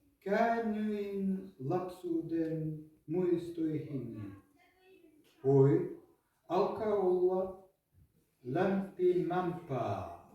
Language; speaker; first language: Finnish; non-native, learner; Ukrainian